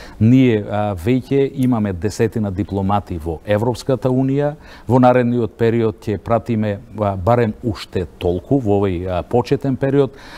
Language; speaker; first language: Macedonian; native; Macedonian